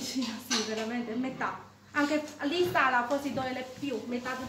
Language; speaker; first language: Italian; non-native, learner; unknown